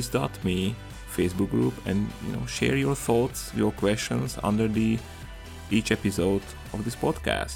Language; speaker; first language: English; non-native, fluent; Hungarian